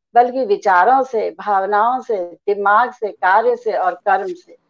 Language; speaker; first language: Hindi; native; Hindi